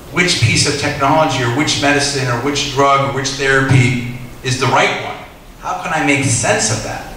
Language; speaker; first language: English; native; English